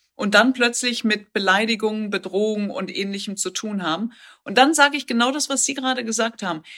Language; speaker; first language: German; native; German